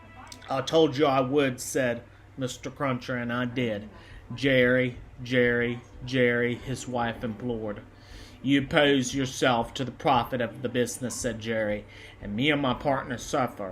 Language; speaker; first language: English; native; English